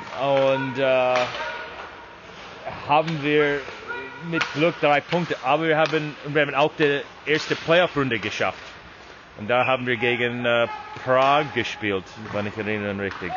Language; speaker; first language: German; non-native, learner; English